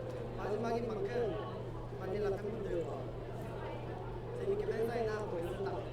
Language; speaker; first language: Korean; native; Korean